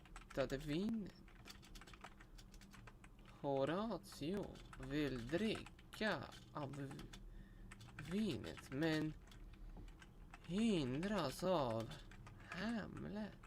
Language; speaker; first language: Swedish; non-native, learner; Russian